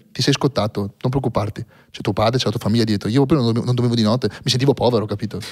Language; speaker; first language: Italian; native; Italian